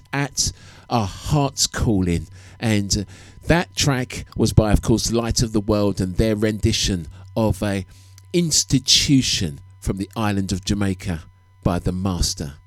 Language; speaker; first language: English; native; English